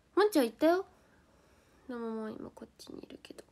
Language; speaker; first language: Japanese; native; Japanese